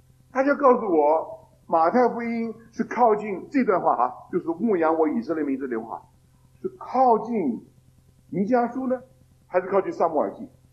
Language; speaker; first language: Chinese; native; Chinese